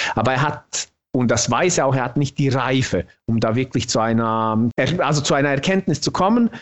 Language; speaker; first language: German; non-native, fluent; Bosnian